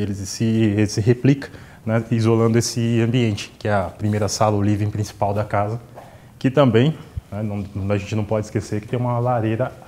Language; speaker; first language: Portuguese; native; Portuguese